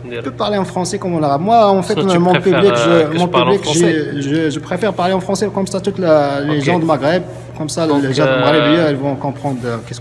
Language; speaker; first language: French; non-native, local second language; Arabic